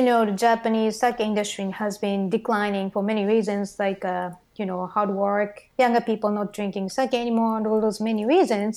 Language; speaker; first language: English; non-native, fluent; Japanese